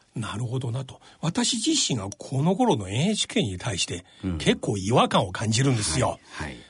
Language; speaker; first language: Japanese; non-native, fluent; Chinese